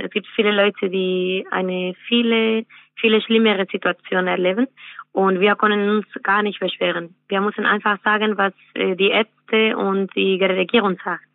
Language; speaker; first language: German; non-native, fluent; Spanish